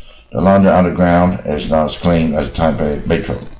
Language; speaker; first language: English; non-native, fluent; Chinese